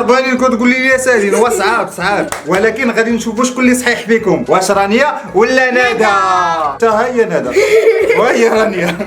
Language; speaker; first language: Arabic; native; Arabic